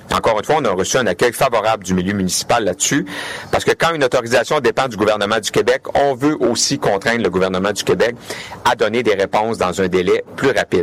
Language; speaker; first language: French; native; French